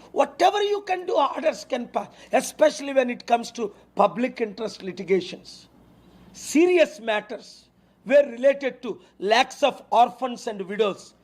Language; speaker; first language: English; non-native, local second language; Telugu